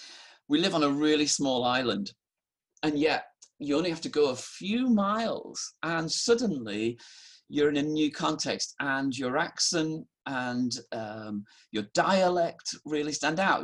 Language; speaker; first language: English; native; English